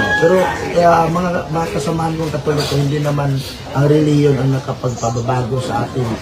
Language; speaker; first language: Filipino; non-native, local second language; Cebuano